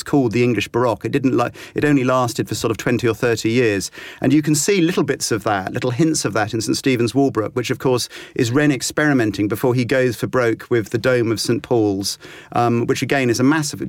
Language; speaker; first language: English; native; English